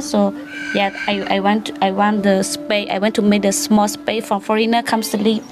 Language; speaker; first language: English; non-native, learner; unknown